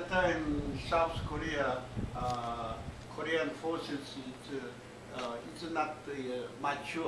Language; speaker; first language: English; non-native, learner; Korean